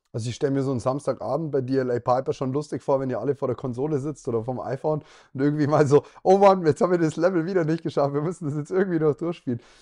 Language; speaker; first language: German; native; German